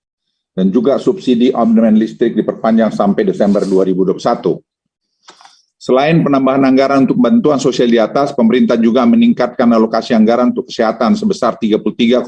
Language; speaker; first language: Indonesian; native; Indonesian